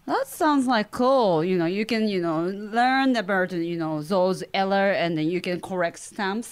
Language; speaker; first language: English; non-native, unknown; Japanese